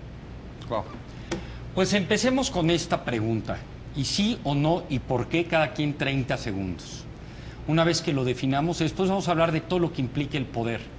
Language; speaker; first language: Spanish; native; Spanish